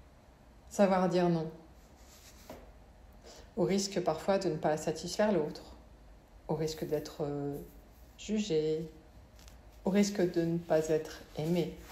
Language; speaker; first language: French; native; French